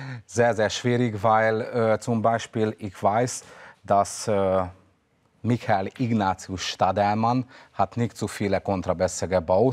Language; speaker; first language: German; non-native, fluent; Hungarian